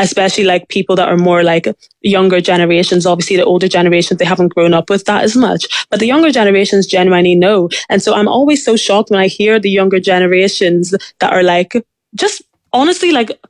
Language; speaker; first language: English; native; English